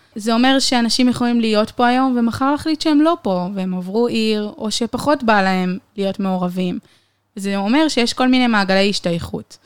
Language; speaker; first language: Hebrew; native; Hebrew